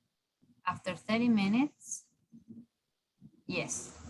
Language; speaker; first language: English; non-native, fluent; Spanish